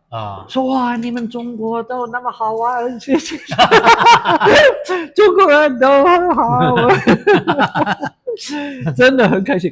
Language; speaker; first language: Chinese; non-native, fluent; English